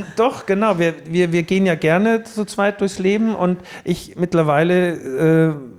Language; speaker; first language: German; native; German